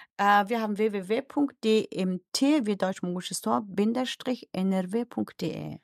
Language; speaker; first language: German; non-native, fluent; Mongolian